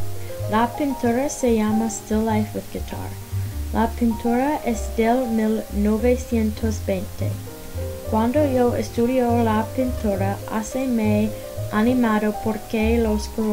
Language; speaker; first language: Spanish; non-native, learner; English